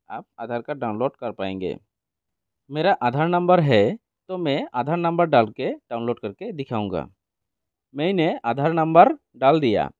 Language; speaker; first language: Hindi; non-native, local second language; Assamese